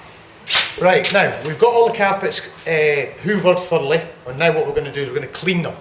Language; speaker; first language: English; native; English